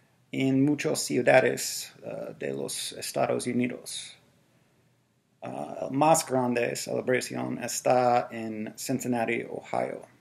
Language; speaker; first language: Spanish; non-native, learner; English